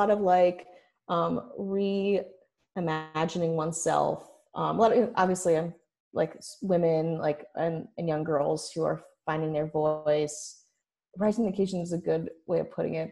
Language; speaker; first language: English; native; English